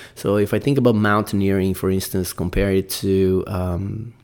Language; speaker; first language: English; non-native, fluent; Portuguese